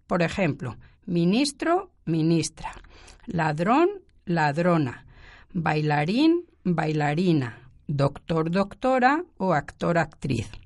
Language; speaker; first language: Spanish; native; Spanish